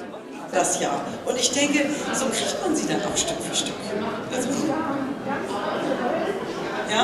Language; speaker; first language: German; native; German